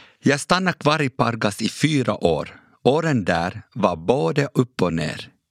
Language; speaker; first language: Swedish; early bilingual, other home language; Kurdish